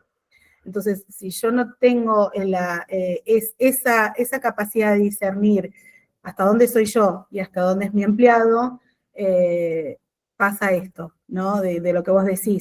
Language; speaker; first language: Spanish; native; Spanish